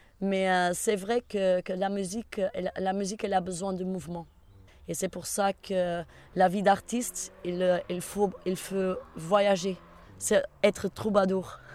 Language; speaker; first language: French; non-native, fluent; Portuguese